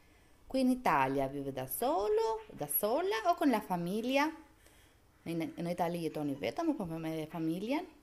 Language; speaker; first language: Italian; non-native, fluent; Albanian